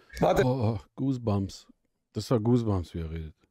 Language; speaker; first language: German; native; German